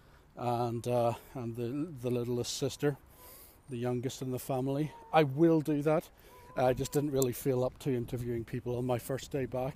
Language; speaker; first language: English; native; English